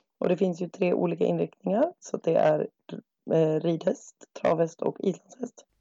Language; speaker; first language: Swedish; native; Swedish